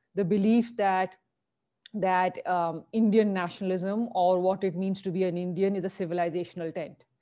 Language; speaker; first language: English; non-native, local second language; Hindi